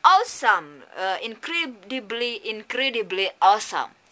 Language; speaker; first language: English; non-native, learner; Indonesian